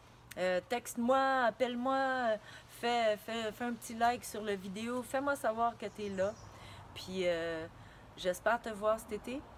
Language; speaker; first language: French; native; French